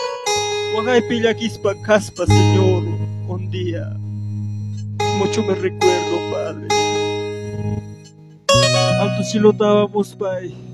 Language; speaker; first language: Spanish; non-native, local second language; Quechua